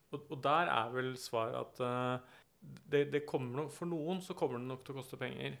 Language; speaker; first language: Norwegian; native; Norwegian